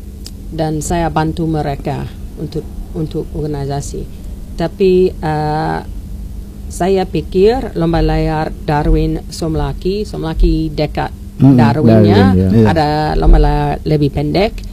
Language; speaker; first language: Indonesian; non-native, learner; English